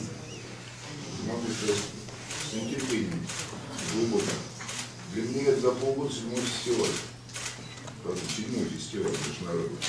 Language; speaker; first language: Russian; native; Russian